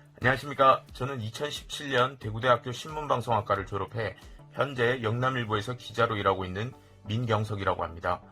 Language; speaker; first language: Korean; native; Korean